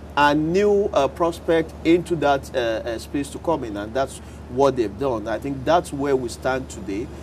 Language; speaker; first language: English; non-native, local second language; Yoruba